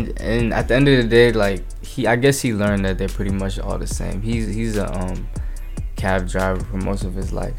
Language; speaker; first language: English; native; English